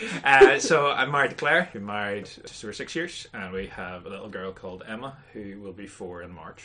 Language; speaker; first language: English; native; English